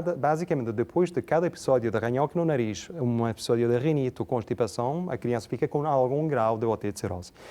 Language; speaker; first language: Portuguese; non-native, fluent; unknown